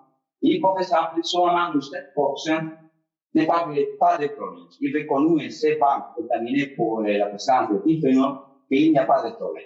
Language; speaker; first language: French; non-native, fluent; Spanish